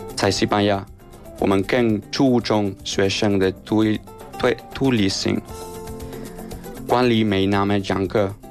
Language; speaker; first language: Chinese; non-native, learner; Spanish